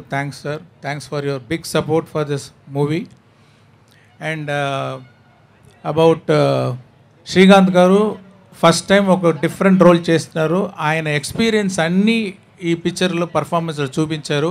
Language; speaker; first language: Telugu; non-native, learner; Tamil